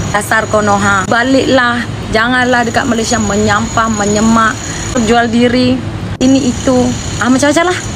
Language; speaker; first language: Malay; native; Malay